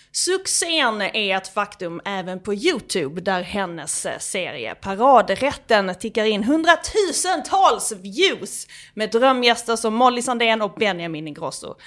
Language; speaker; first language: Swedish; native; Swedish